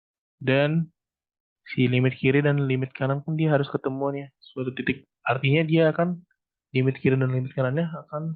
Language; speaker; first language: Indonesian; native; Indonesian